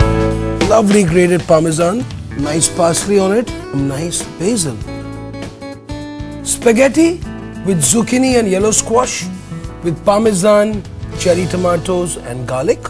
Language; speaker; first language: English; non-native, local second language; Hindi